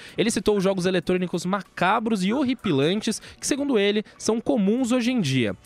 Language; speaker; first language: Portuguese; native; Portuguese